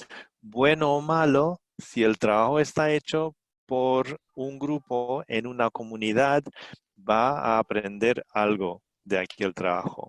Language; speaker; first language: Spanish; non-native, fluent; Romanian